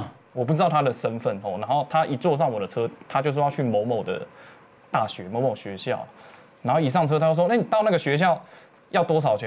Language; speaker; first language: Chinese; native; Chinese